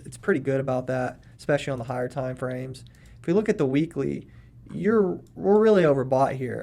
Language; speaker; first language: English; native; English